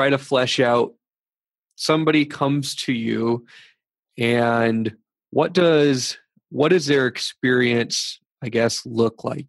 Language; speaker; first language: English; native; English